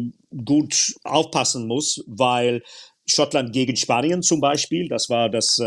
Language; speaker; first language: German; non-native, fluent; English